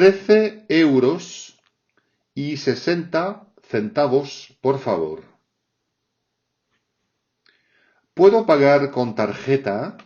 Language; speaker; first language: Spanish; non-native, fluent; French